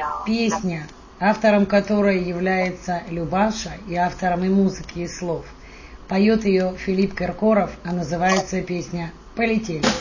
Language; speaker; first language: Russian; native; Russian